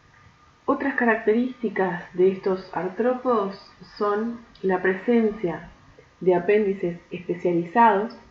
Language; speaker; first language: Spanish; native; Spanish